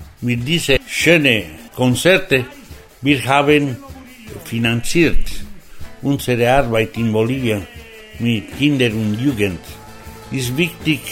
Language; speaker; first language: German; non-native, learner; Spanish